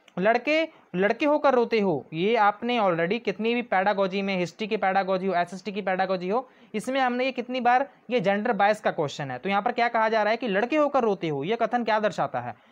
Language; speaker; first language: Hindi; non-native, local second language; Punjabi